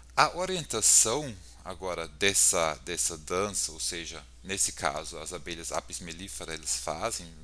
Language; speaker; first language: Portuguese; non-native, fluent; German